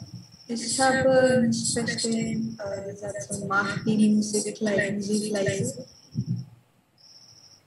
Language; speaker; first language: German; non-native, learner; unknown